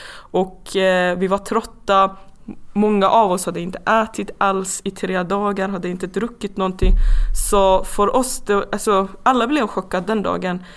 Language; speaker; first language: Swedish; non-native, fluent; Persian